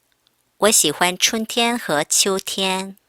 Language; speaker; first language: Chinese; non-native, fluent; Korean